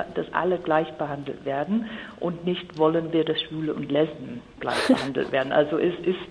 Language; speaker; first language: German; non-native, fluent; English